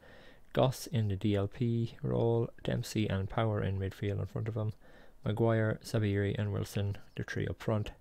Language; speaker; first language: English; native; English